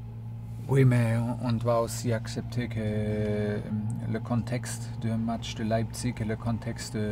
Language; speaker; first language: French; non-native, fluent; German